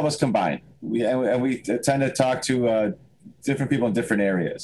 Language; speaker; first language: English; native; English